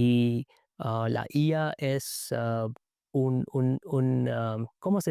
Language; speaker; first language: Spanish; non-native, learner; English